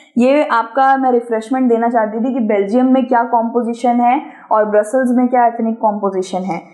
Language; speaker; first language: Hindi; native; Hindi